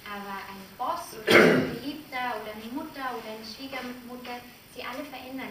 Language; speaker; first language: German; native; German